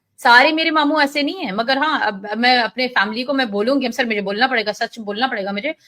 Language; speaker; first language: Hindi; early bilingual, heritage; Urdu